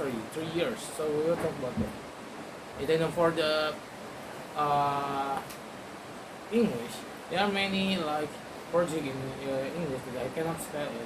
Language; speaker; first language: English; non-native, learner; Indonesian